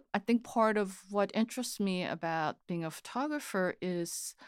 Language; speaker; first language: English; non-native, fluent; Korean